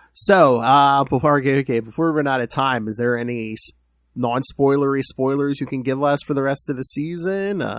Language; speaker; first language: English; native; English